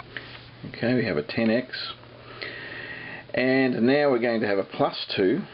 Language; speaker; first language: English; native; English